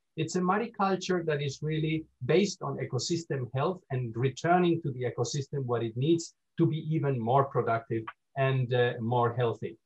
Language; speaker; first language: English; non-native, fluent; Spanish